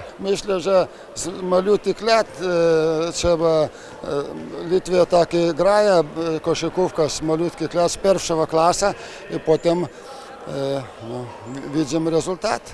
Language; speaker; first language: Polish; non-native, learner; Lithuanian